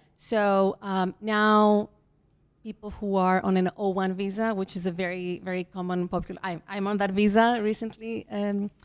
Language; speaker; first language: English; non-native, fluent; Greek